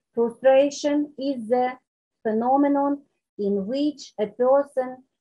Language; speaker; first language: English; non-native, learner; Ukrainian